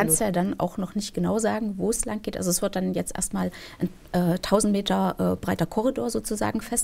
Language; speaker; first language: German; native; German